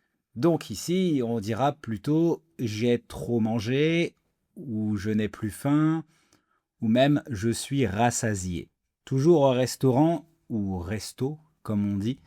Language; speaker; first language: French; native; French